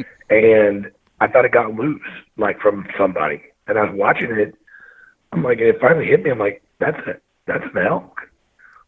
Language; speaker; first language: English; native; English